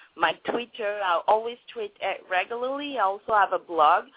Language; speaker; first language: English; non-native, fluent; French